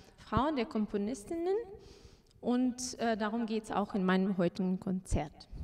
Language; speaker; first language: German; non-native, fluent; Azerbaijani